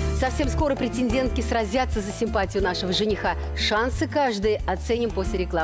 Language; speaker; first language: Russian; native; Russian